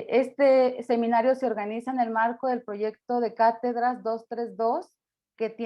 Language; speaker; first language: Spanish; native; Spanish